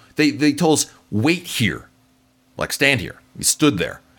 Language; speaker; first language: English; native; English